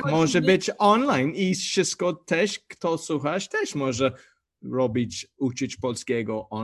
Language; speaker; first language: Polish; non-native, learner; English